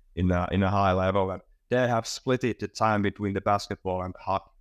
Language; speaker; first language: English; non-native, fluent; Finnish